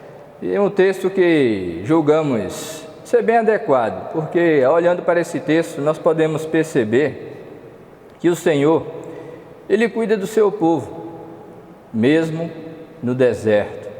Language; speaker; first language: Portuguese; native; Portuguese